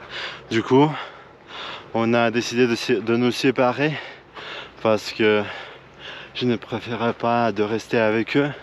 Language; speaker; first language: French; non-native, learner; Russian